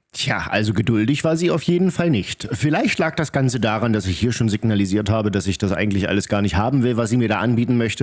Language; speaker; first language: German; native; German